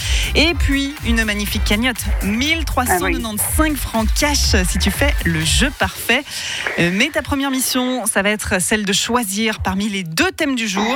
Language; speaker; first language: French; native; French